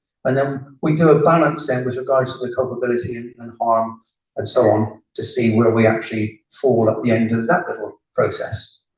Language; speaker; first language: English; native; English